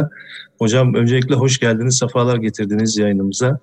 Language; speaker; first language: Turkish; native; Turkish